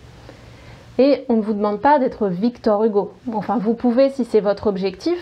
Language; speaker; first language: French; native; French